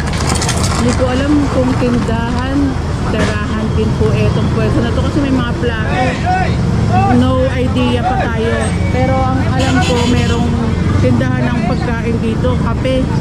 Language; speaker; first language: Filipino; native; Filipino